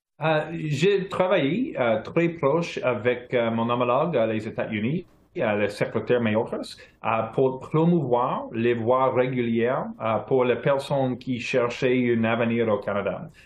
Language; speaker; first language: French; non-native, local second language; English